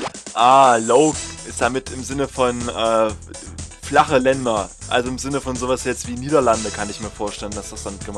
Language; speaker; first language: German; native; German